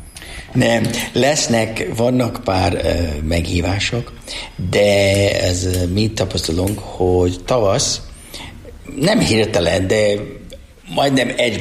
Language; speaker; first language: Hungarian; non-native, learner; English